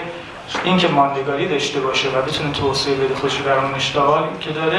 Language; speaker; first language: Persian; native; Persian